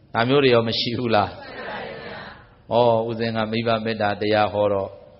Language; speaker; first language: Burmese; native; Burmese